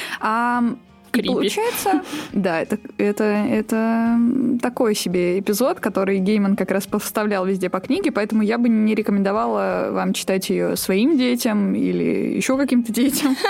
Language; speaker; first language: Russian; native; Russian